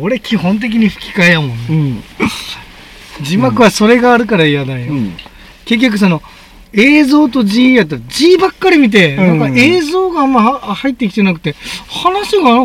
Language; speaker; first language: Japanese; native; Japanese